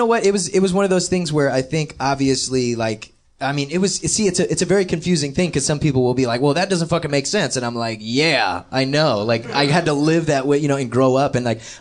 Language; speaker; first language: English; native; English